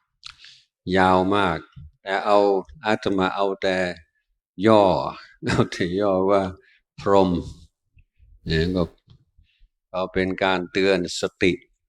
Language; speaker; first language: Thai; non-native, fluent; English